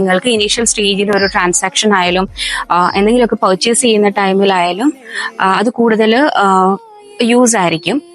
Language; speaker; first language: Malayalam; native; Malayalam